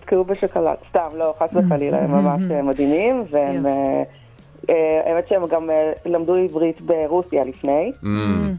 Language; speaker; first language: Hebrew; early bilingual, other home language; Russian